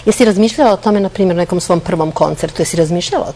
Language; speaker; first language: Serbian; native; Serbian